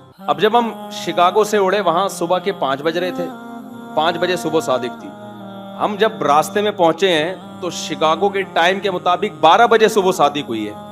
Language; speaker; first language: Urdu; native; Urdu